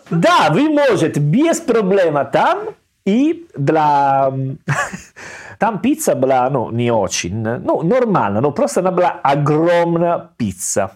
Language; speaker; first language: Russian; non-native, learner; Italian